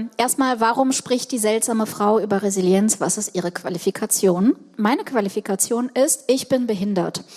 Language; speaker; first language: German; early bilingual, other home language; Russian